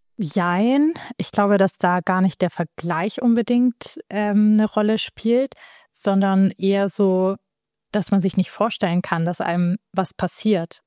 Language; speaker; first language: German; early bilingual, other home language; Albanian